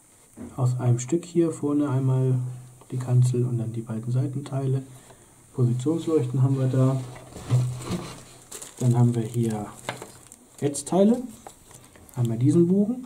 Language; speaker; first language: German; native; German